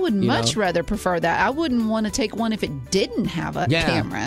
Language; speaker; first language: English; native; English